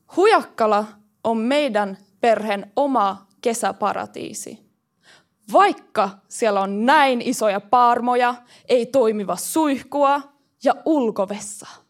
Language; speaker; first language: Finnish; early bilingual, heritage; Swedish